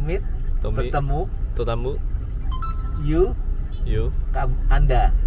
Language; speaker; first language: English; non-native, learner; Indonesian